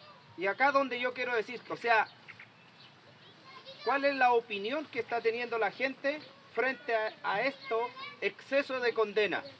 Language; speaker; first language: Spanish; native; Spanish